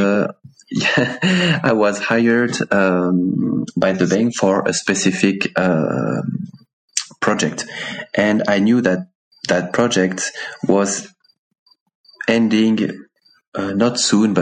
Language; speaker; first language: English; non-native, fluent; French